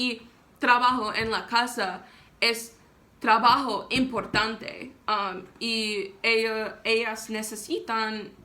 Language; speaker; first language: Spanish; non-native, learner; English